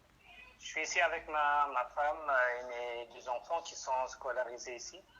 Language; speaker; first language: French; non-native, local second language; Arabic